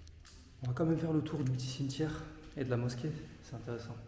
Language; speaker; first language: French; native; French